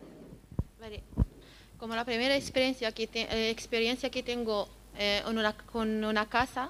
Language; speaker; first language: Spanish; non-native, learner; Arabic